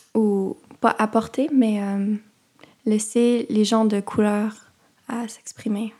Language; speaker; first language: French; native; French